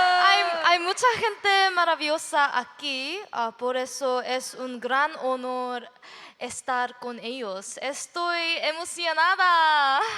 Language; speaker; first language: Spanish; non-native, learner; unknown